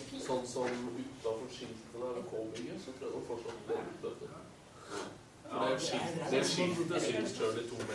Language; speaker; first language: Norwegian; native; Norwegian